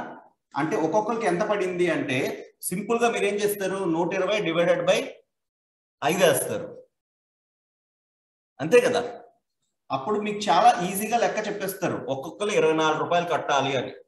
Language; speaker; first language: Telugu; native; Telugu